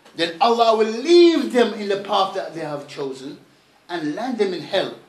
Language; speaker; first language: English; native; English